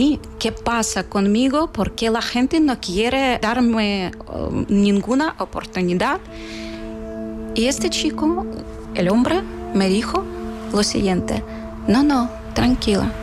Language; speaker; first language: Spanish; non-native, fluent; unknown